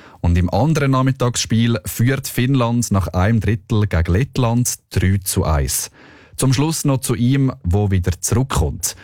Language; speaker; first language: German; native; German